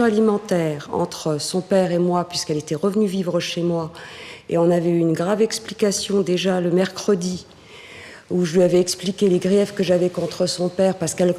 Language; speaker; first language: French; native; French